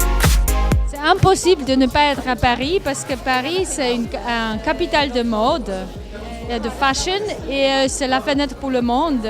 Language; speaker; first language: French; non-native, fluent; Polish